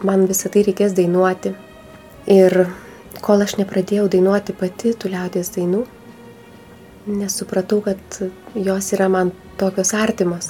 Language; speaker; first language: Lithuanian; native; Lithuanian